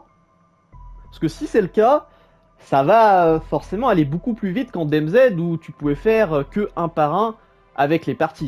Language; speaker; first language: French; native; French